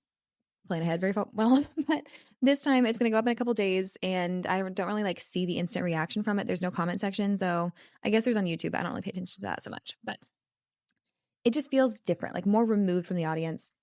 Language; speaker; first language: English; native; English